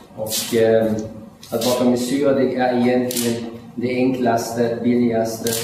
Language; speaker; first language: Swedish; non-native, fluent; German